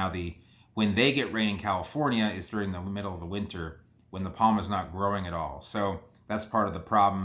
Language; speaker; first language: English; native; English